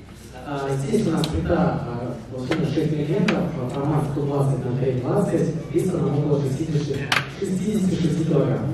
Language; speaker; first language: Russian; native; Russian